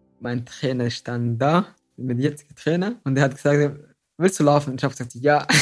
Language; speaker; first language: German; non-native, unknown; Somali